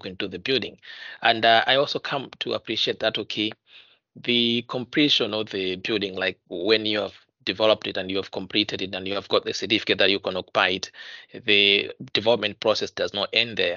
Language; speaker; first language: English; non-native, local second language; Nyanja